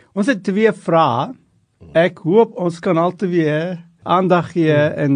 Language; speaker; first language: Afrikaans; non-native, local second language; English